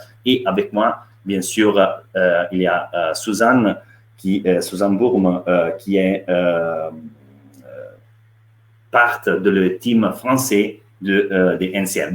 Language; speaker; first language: French; non-native, fluent; Italian